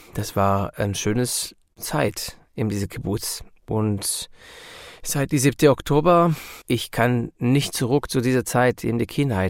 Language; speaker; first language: German; non-native, learner; Hebrew